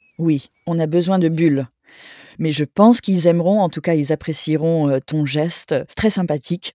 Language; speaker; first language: French; native; French